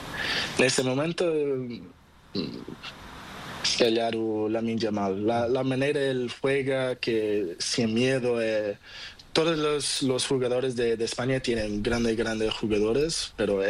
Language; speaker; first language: Spanish; non-native, learner; Portuguese